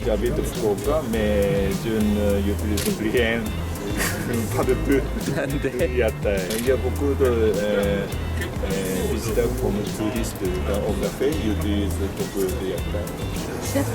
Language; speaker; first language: French; non-native, learner; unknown